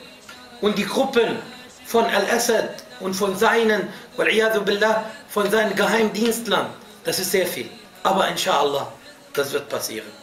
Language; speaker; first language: German; non-native, fluent; Arabic